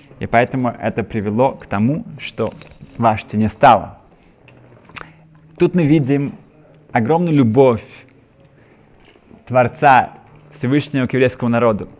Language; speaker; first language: Russian; native; Russian